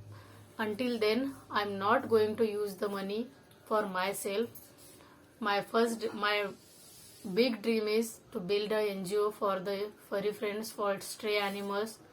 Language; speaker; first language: English; non-native, local second language; Marathi